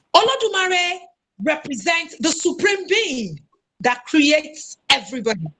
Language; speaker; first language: English; non-native, local second language; Yoruba